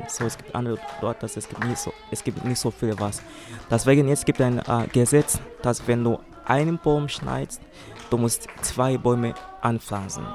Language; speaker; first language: German; non-native, learner; Swahili